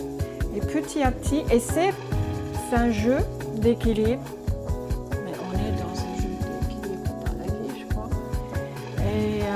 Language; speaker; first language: French; non-native, fluent; English